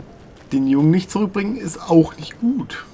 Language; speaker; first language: German; native; German